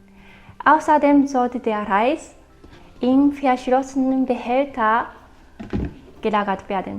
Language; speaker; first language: German; non-native, fluent; Japanese